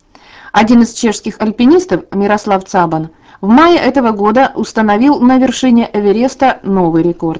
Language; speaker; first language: Russian; native; Russian